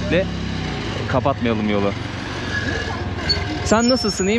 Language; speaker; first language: Turkish; native; Turkish